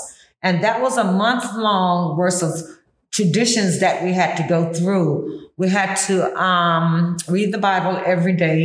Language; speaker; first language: English; early bilingual, other home language; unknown